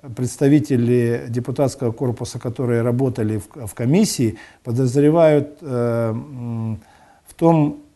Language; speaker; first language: Russian; non-native, local second language; Ukrainian